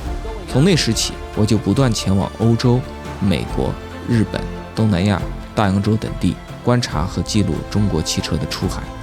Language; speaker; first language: Chinese; native; Chinese